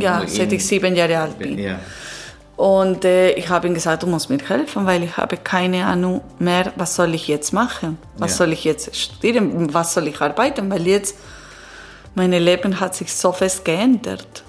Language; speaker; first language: German; non-native, learner; Italian